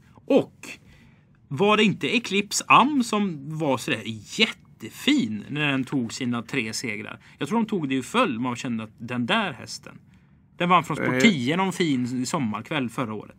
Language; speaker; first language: Swedish; native; Swedish